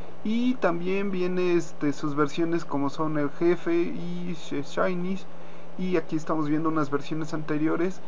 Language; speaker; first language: Spanish; native; Spanish